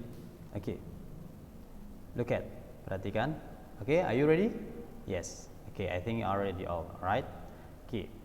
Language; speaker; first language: English; non-native, learner; Indonesian